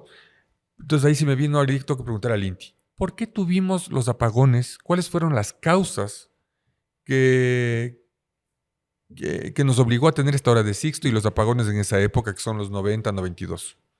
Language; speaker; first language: Spanish; native; Spanish